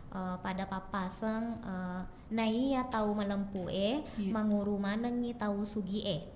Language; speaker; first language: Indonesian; native; Indonesian